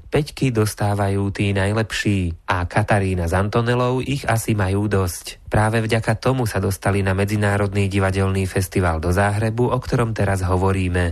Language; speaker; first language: Slovak; native; Slovak